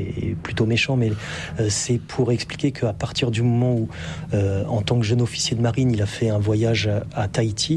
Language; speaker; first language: French; native; French